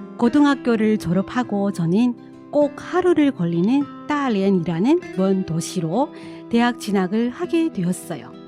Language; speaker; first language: Korean; non-native, fluent; Chinese